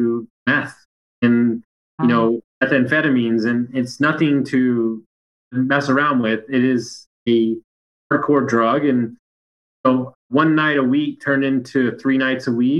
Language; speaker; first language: English; native; English